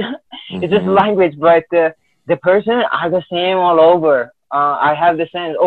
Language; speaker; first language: English; non-native, fluent; Filipino